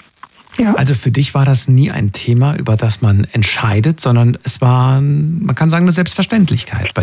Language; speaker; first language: German; native; German